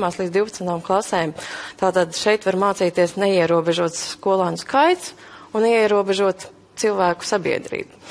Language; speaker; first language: Latvian; native; Latvian